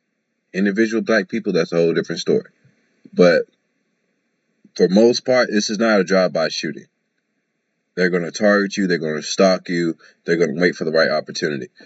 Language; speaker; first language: English; native; English